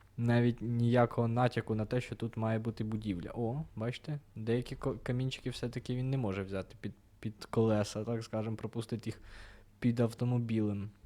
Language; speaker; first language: Ukrainian; non-native, local second language; Russian